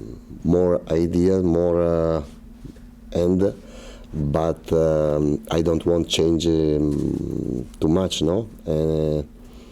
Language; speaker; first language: English; non-native, learner; Italian